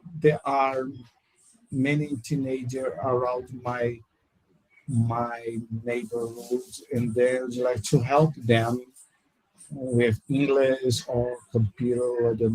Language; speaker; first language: English; non-native, learner; Portuguese